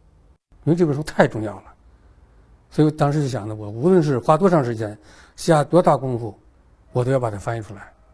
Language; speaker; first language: Chinese; native; Chinese